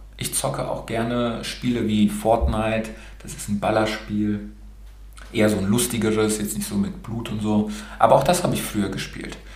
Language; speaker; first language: German; early bilingual, other home language; Romanian